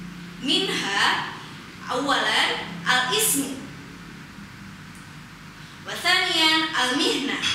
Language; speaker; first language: Arabic; non-native, fluent; Indonesian